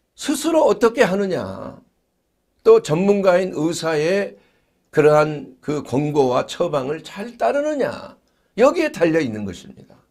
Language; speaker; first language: Korean; native; Korean